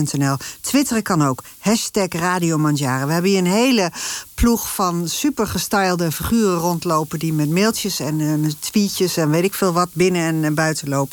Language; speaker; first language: Dutch; native; Dutch